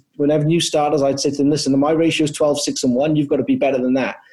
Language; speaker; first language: English; native; English